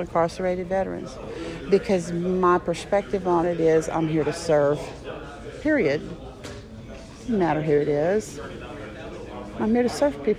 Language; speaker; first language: English; native; English